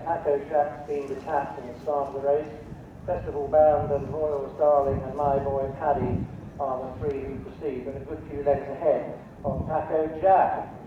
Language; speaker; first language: English; native; English